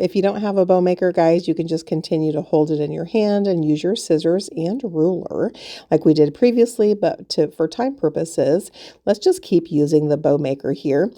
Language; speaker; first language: English; native; English